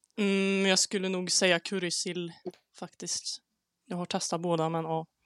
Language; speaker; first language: Swedish; native; Swedish